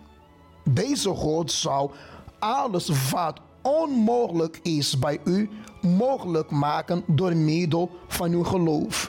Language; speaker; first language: Dutch; non-native, fluent; Portuguese